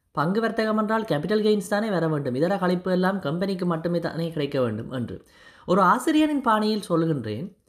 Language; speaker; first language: Tamil; native; Tamil